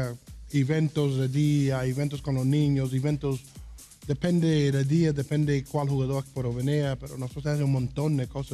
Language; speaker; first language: Spanish; non-native, learner; English